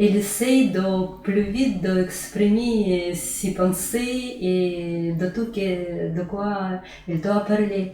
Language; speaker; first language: French; non-native, learner; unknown